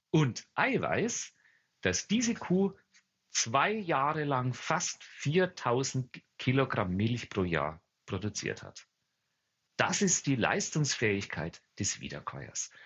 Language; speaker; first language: German; native; German